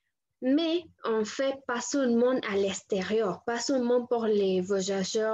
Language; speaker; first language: French; non-native, learner; Spanish